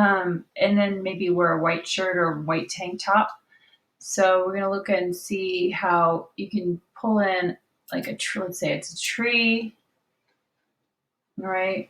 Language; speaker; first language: English; native; English